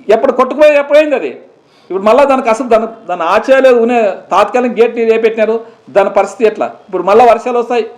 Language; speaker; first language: Telugu; native; Telugu